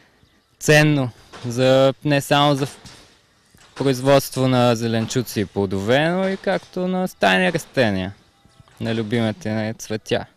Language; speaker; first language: Bulgarian; native; Bulgarian